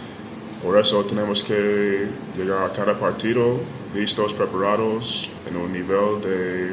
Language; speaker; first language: Spanish; non-native, fluent; English